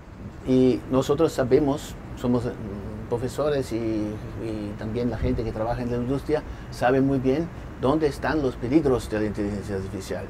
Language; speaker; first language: Spanish; non-native, fluent; German